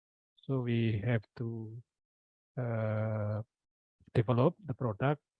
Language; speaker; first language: English; non-native, fluent; Indonesian